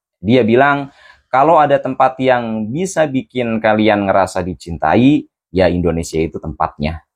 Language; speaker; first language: Indonesian; native; Indonesian